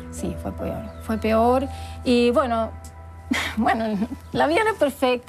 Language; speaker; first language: Spanish; native; Spanish